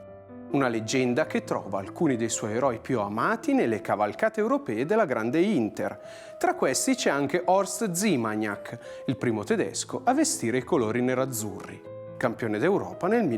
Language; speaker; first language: Italian; native; Italian